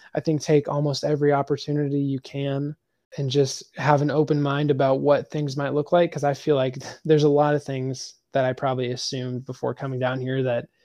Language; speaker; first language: English; native; English